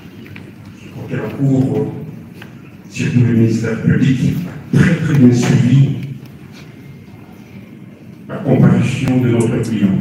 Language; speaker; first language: French; non-native, local second language; Lingala